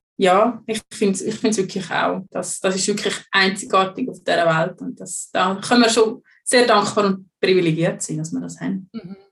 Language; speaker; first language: German; native; German